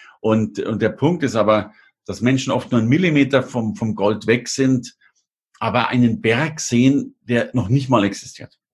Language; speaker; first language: German; native; German